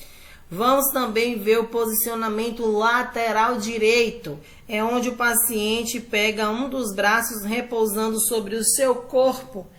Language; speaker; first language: Portuguese; native; Portuguese